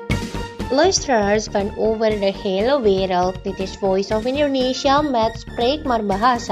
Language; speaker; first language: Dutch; non-native, learner; Indonesian